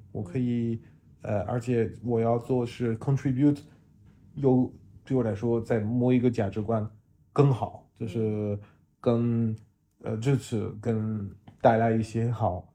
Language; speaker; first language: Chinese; non-native, fluent; French